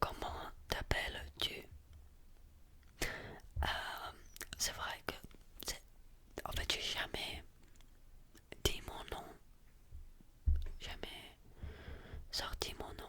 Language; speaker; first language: French; early bilingual, heritage; French